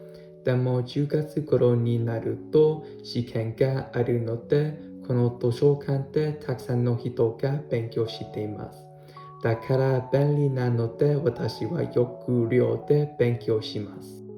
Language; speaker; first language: Japanese; non-native, learner; English